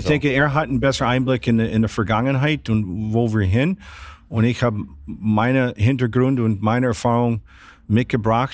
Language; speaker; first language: German; non-native, fluent; English